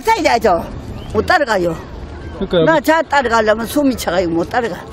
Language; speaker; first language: Korean; native; Korean